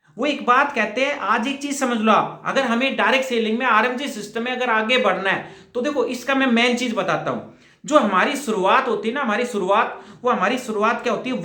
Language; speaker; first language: Hindi; native; Hindi